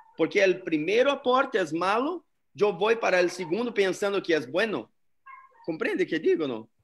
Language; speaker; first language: Spanish; non-native, learner; Portuguese